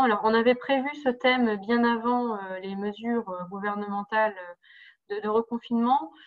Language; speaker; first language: French; native; French